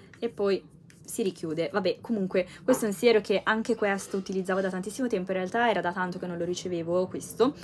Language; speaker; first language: Italian; native; Italian